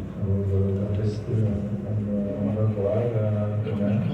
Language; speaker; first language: French; non-native, local second language; Dutch